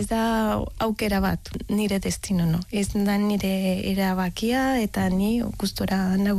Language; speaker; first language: Basque; non-native, learner; Spanish